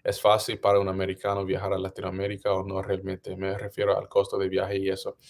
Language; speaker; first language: Spanish; non-native, learner; English